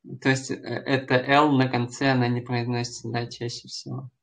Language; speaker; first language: Russian; native; Russian